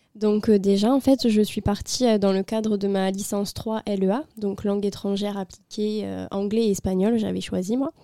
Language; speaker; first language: French; native; French